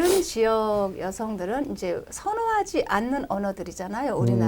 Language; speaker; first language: Korean; native; Korean